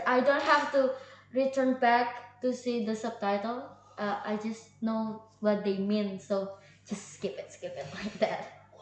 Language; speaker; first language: English; non-native, learner; Indonesian